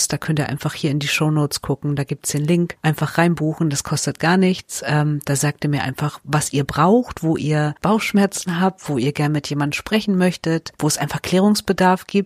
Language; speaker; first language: German; native; German